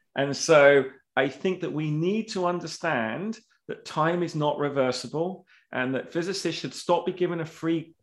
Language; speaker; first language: English; native; English